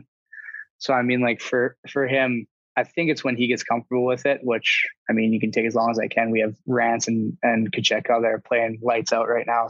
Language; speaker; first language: English; native; English